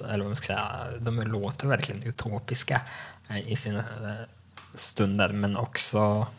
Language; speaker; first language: Swedish; native; Swedish